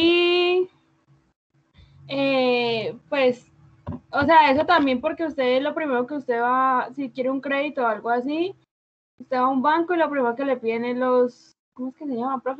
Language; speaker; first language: Spanish; native; Spanish